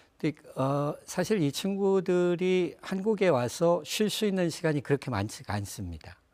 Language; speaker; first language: Korean; native; Korean